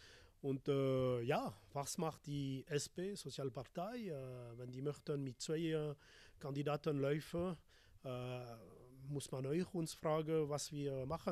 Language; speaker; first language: German; non-native, local second language; French